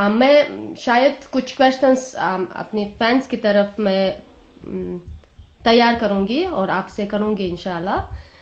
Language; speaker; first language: Hindi; non-native, learner; Russian